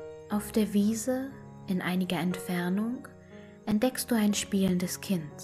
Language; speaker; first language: German; native; German